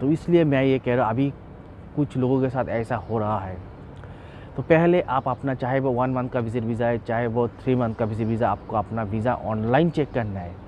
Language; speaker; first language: Hindi; non-native, local second language; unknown